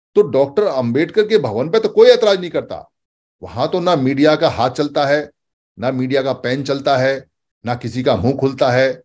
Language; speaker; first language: Hindi; native; Hindi